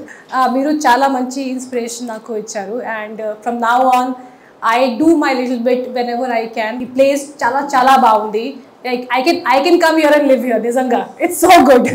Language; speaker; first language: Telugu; non-native, learner; Hindi